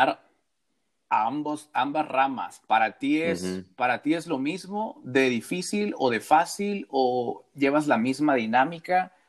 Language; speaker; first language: Spanish; native; Spanish